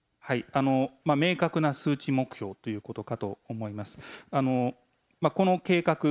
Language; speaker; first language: Japanese; native; Japanese